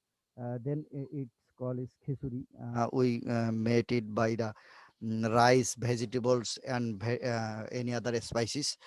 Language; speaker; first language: English; non-native, learner; Bangla